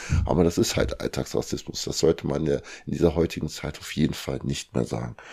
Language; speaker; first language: German; early bilingual, other home language; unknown